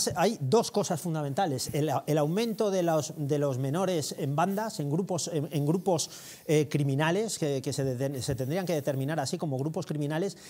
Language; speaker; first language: Spanish; native; Spanish